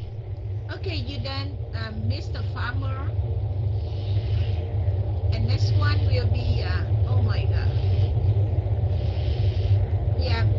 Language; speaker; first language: English; non-native, fluent; Vietnamese